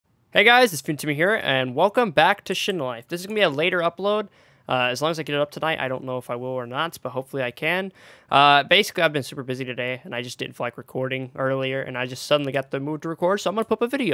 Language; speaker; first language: English; native; English